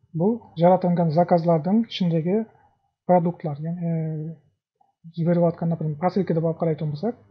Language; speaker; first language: Uzbek; non-native, local second language; Kara-Kalpak